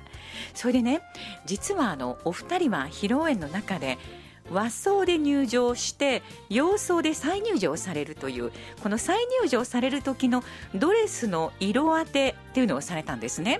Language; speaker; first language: Japanese; native; Japanese